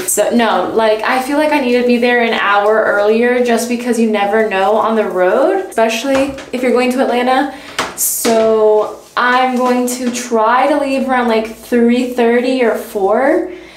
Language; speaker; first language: English; early bilingual, other home language; Spanish